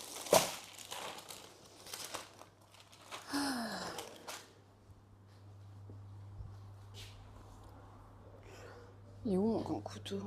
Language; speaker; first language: French; native; French